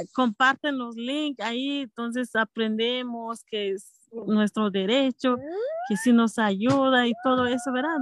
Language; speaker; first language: Spanish; non-native, local second language; Kʼicheʼ